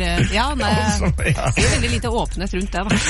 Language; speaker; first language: Norwegian; native; Norwegian